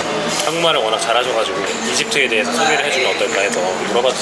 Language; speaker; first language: Korean; native; Korean